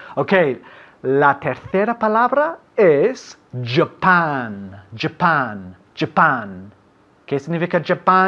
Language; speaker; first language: Spanish; non-native, fluent; English